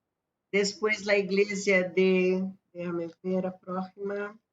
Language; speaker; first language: Spanish; non-native, fluent; Portuguese